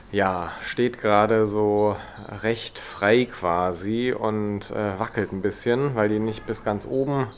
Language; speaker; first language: German; native; German